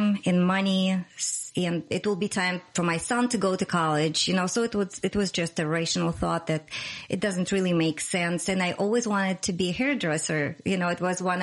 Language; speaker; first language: English; non-native, fluent; Russian